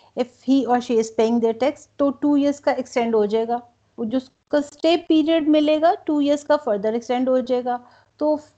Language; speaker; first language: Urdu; non-native, local second language; Punjabi